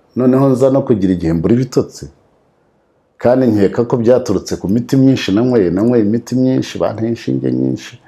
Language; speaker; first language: Kinyarwanda; native; Kinyarwanda